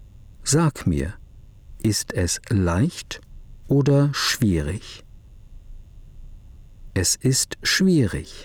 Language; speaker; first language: German; non-native, fluent; English